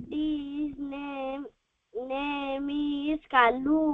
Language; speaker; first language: English; non-native, learner; Odia